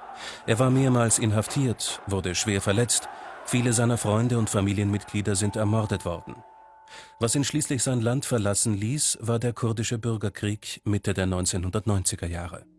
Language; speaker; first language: German; native; German